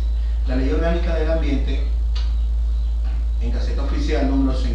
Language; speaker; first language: Spanish; native; Spanish